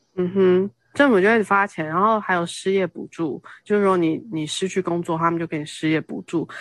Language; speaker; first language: Chinese; native; Chinese